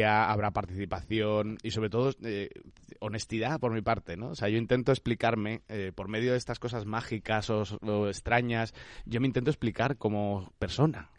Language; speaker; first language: Spanish; native; Spanish